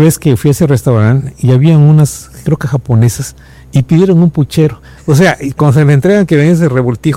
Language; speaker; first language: Spanish; native; Spanish